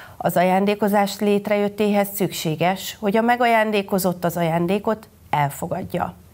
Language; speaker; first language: Hungarian; native; Hungarian